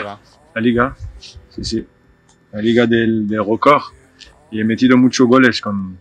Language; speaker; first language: Spanish; non-native, fluent; French